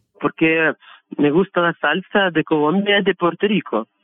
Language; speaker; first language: Spanish; non-native, learner; Russian